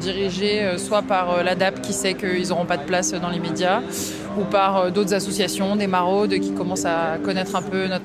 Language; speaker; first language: French; native; French